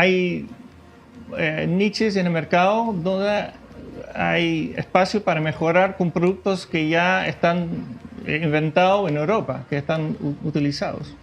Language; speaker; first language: Spanish; non-native, fluent; Dutch